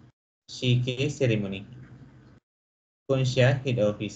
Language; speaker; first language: English; non-native, local second language; Filipino